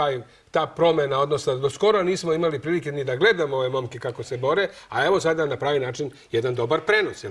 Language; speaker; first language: Croatian; native; Croatian